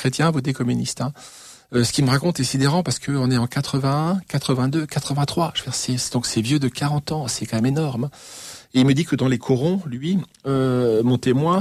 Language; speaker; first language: French; native; French